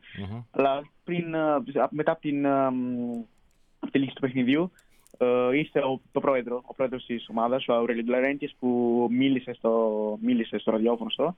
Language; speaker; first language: Greek; early bilingual, heritage; Greek